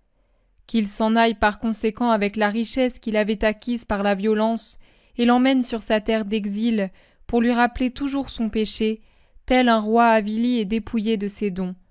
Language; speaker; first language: French; native; French